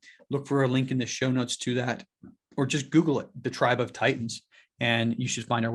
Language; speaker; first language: English; native; English